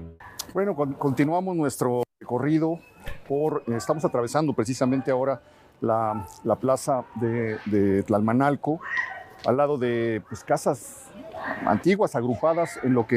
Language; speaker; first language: Spanish; native; Spanish